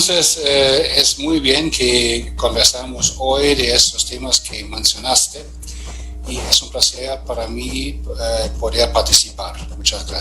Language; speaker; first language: Spanish; non-native, fluent; German